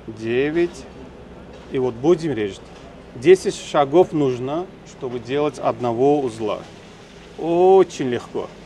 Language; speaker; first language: Russian; non-native, local second language; Tajik